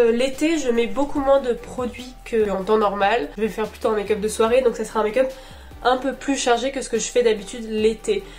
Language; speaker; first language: French; early bilingual, other home language; Portuguese